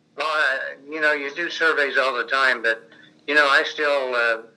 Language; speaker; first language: English; native; English